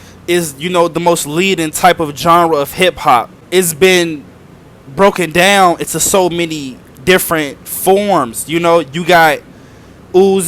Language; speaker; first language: English; native; English